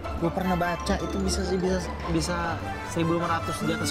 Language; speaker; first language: Indonesian; native; Indonesian